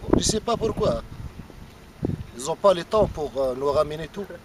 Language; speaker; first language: French; non-native, local second language; Arabic